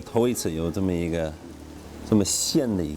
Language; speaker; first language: Chinese; non-native, fluent; English